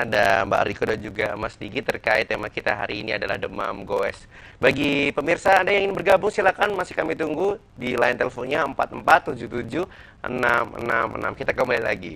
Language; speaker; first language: Indonesian; native; Indonesian